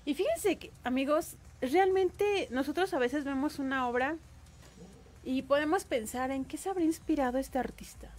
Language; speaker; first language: Spanish; native; Spanish